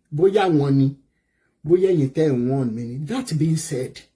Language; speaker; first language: English; non-native, local second language; Yoruba